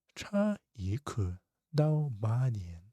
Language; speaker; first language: Chinese; non-native, fluent; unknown